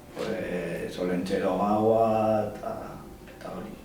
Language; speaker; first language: Basque; non-native, local second language; Spanish